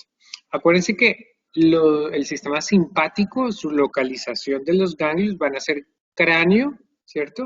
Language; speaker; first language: Spanish; native; Spanish